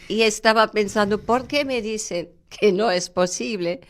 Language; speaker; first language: Spanish; non-native, fluent; German